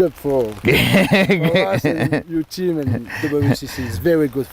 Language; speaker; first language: English; non-native, learner; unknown